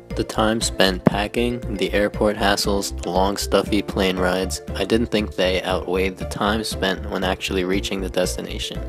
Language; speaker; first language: English; native; English